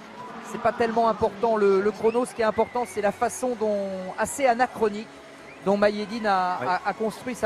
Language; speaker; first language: French; native; French